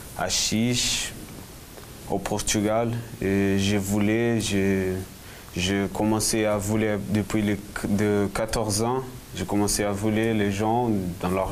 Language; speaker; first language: French; non-native, learner; Portuguese